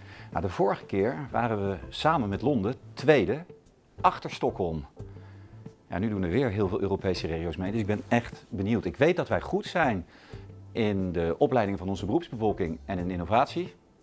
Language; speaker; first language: Dutch; native; Dutch